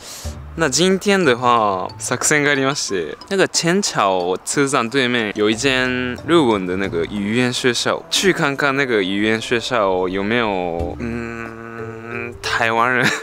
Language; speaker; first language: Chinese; early bilingual, heritage; Japanese